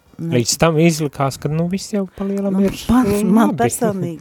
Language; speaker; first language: Latvian; native; Latvian